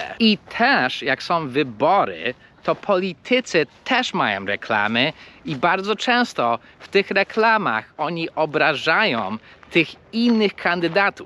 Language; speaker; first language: Polish; non-native, fluent; English